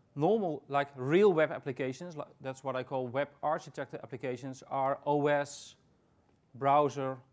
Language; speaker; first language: English; non-native, fluent; Dutch